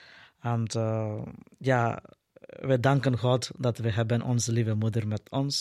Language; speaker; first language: Dutch; non-native, learner; Telugu